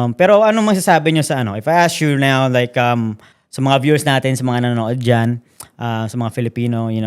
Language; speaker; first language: Filipino; early bilingual, heritage; Filipino